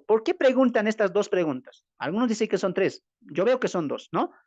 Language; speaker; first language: Spanish; native; Spanish